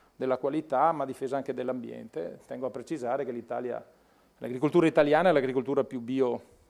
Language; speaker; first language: Italian; native; Italian